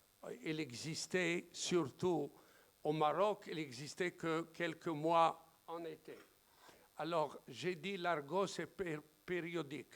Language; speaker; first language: French; non-native, fluent; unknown